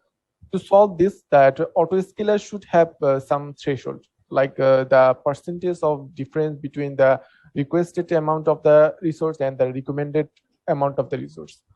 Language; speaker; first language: English; non-native, local second language; Bangla